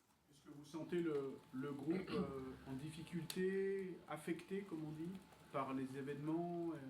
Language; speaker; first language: French; native; French